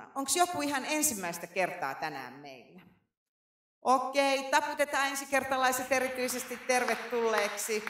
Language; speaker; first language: Finnish; native; Finnish